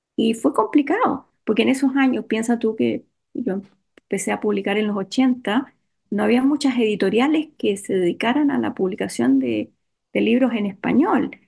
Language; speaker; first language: Spanish; native; Spanish